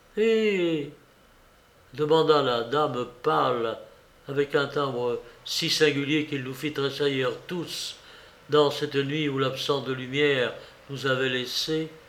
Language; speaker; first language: French; native; French